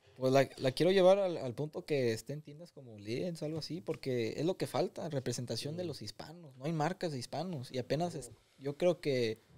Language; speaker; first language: Spanish; early bilingual, heritage; Spanish